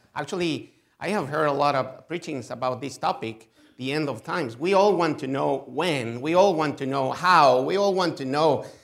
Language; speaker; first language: English; non-native, fluent; Spanish